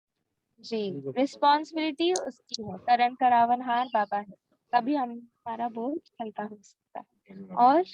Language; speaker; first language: Hindi; native; Hindi